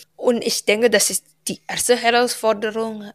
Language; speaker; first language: German; non-native, learner; Indonesian